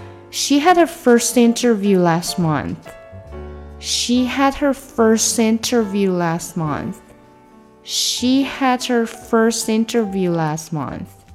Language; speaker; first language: English; non-native, fluent; Chinese